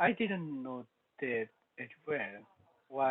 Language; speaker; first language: English; non-native, learner; Korean